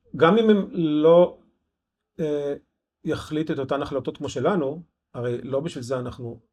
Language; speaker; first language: Hebrew; native; Hebrew